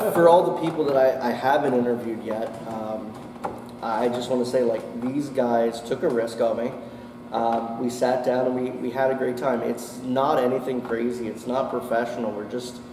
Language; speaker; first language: English; native; English